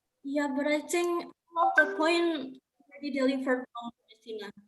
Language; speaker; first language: English; non-native, learner; Indonesian